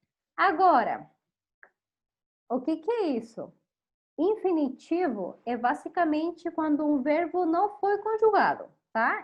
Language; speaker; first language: Portuguese; non-native, fluent; Spanish